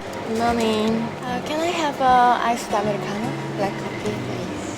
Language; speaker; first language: English; non-native, learner; Korean